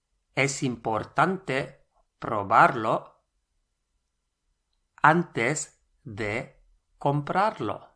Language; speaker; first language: Spanish; non-native, fluent; English